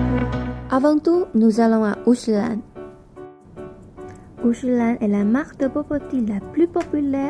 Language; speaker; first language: French; non-native, learner; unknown